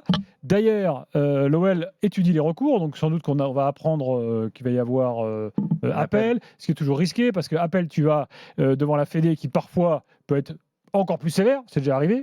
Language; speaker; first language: French; native; French